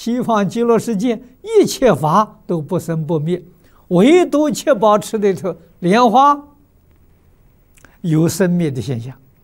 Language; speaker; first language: Chinese; native; Chinese